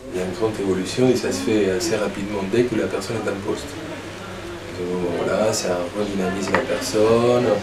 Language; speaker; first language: French; native; French